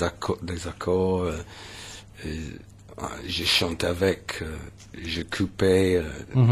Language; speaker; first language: French; non-native, learner; English